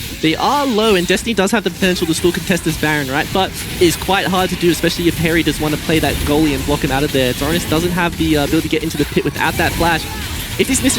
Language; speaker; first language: English; native; English